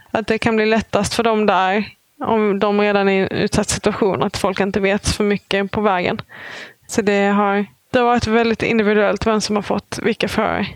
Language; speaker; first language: Swedish; native; Swedish